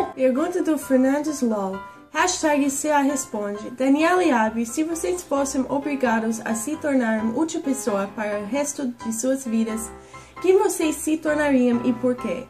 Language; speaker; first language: Portuguese; non-native, fluent; English